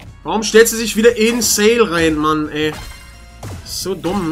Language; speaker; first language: German; native; German